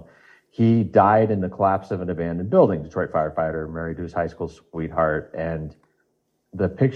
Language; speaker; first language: English; native; English